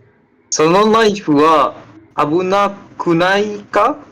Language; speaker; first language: Japanese; non-native, learner; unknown